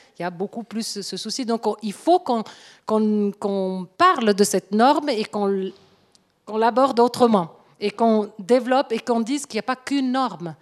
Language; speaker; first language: French; non-native, local second language; Italian